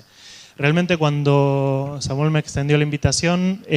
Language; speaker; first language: Spanish; native; Spanish